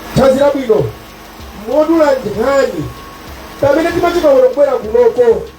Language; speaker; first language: Nyanja; native; Nyanja